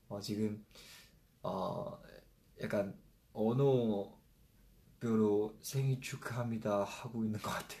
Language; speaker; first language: Korean; non-native, fluent; Chinese